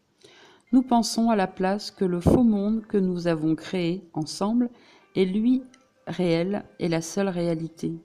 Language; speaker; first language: French; native; French